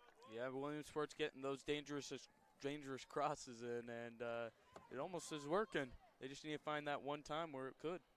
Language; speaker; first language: English; native; English